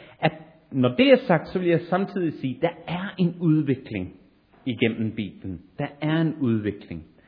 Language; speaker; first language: Danish; non-native, fluent; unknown